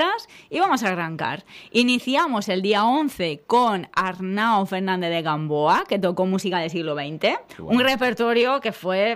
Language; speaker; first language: Spanish; native; Spanish